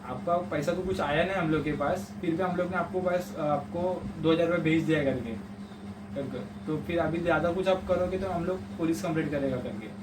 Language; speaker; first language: Hindi; non-native, local second language; Marathi